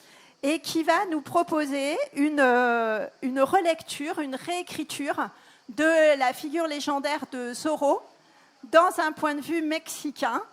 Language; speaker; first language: French; native; French